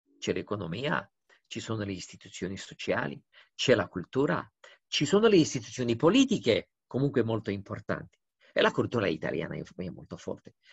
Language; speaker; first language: Italian; non-native, fluent; Romanian